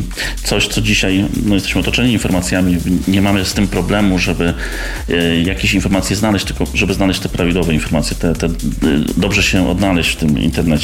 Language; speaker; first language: Polish; native; Polish